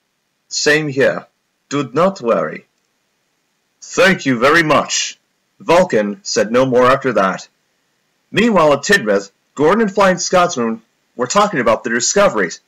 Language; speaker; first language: English; native; English